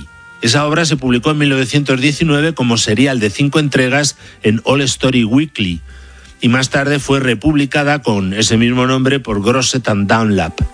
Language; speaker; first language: Spanish; native; Spanish